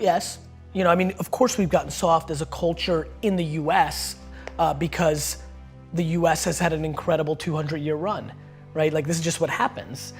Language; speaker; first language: English; early bilingual, other home language; Russian